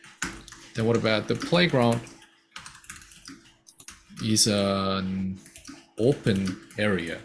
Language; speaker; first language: English; non-native, fluent; Korean